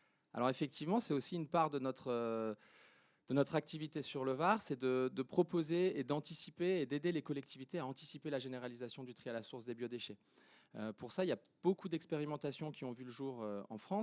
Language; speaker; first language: French; native; French